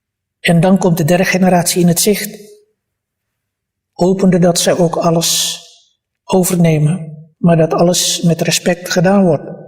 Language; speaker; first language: Dutch; early bilingual, other home language; Malay